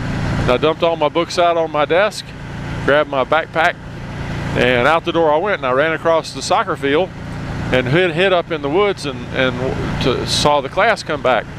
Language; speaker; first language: English; native; English